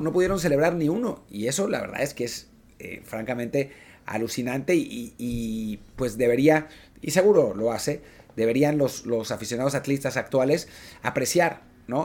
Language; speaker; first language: Spanish; native; Spanish